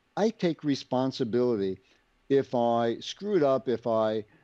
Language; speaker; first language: English; native; English